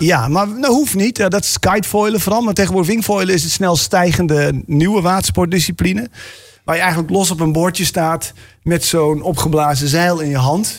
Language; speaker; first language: Dutch; native; Dutch